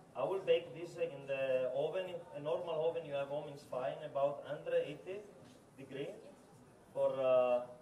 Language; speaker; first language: English; non-native, learner; Italian